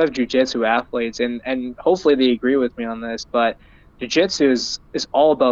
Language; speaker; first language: English; native; English